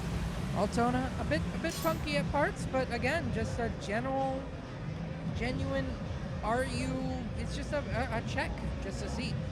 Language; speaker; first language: English; native; English